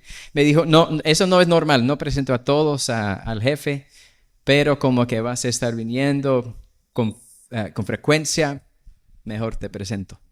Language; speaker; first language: Spanish; non-native, fluent; English